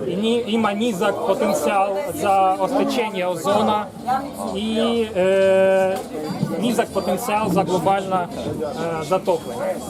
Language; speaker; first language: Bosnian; non-native, learner; Ukrainian